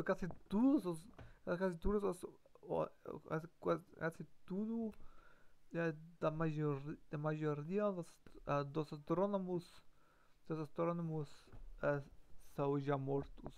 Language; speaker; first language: Portuguese; non-native, learner; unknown